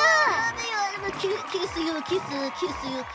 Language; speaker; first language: Japanese; native; Japanese